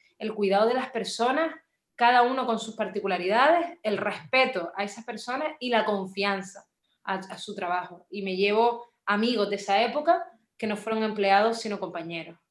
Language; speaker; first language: Spanish; native; Spanish